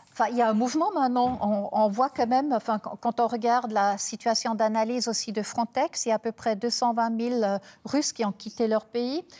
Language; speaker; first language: French; non-native, local second language; German